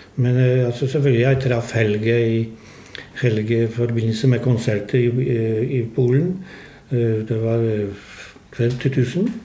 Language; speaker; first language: Norwegian; non-native, fluent; Polish